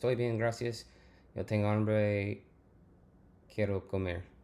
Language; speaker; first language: Spanish; non-native, learner; English